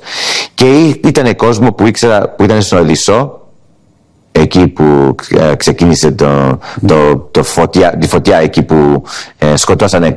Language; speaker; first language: Greek; early bilingual, heritage; Greek